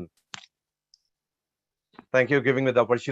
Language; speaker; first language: English; non-native, learner; Bangla